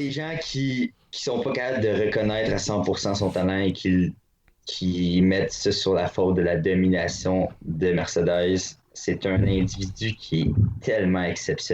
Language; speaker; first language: French; native; French